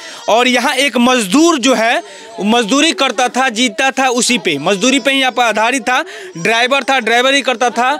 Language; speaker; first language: Hindi; native; Hindi